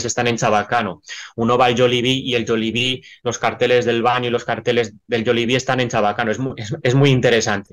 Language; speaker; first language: Spanish; native; Spanish